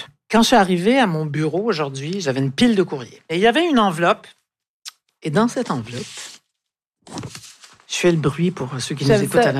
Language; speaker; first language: French; native; French